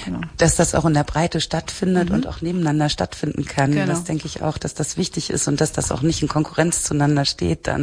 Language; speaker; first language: German; native; German